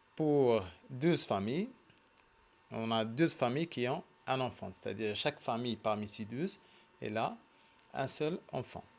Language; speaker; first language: French; non-native, local second language; Arabic